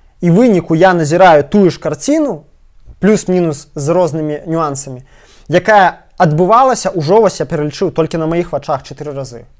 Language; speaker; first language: Belarusian; non-native, local second language; Russian